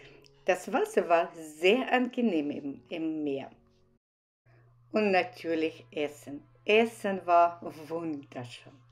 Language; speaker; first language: German; non-native, fluent; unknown